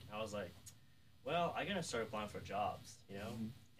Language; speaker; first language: English; non-native, fluent; Ukrainian